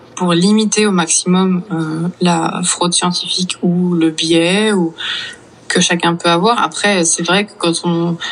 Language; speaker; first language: French; native; French